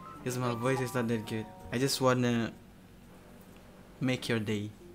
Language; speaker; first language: English; non-native, learner; Indonesian